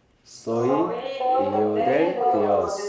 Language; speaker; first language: Spanish; non-native, learner; Korean